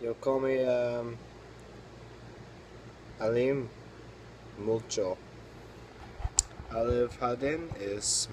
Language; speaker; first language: Spanish; non-native, learner; English